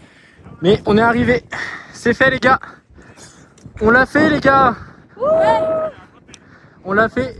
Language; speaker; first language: French; native; French